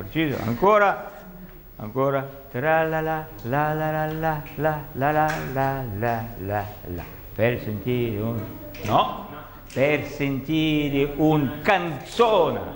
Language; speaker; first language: Italian; non-native, learner; Russian